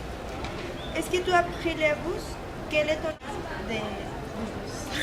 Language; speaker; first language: French; non-native, learner; Spanish